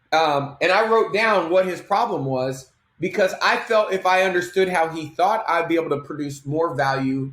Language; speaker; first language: English; native; English